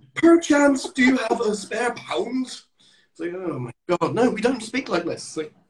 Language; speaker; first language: English; native; English